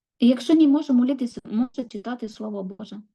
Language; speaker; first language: Ukrainian; non-native, learner; Malayalam